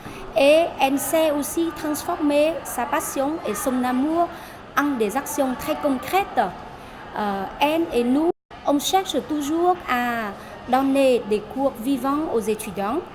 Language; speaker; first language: French; non-native, fluent; Vietnamese